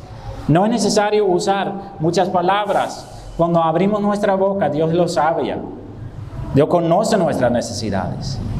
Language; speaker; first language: Spanish; non-native, fluent; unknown